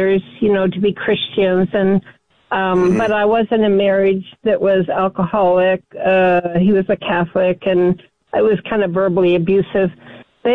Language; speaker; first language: English; native; English